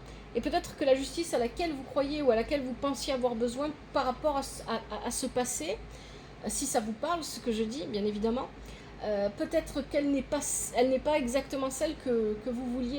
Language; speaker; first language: French; native; French